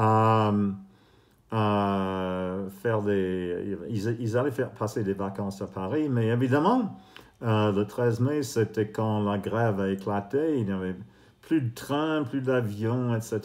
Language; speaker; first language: French; non-native, fluent; English